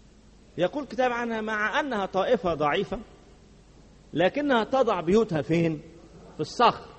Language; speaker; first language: Arabic; native; Arabic